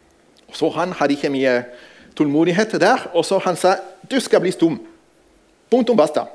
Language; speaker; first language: Norwegian; non-native, fluent; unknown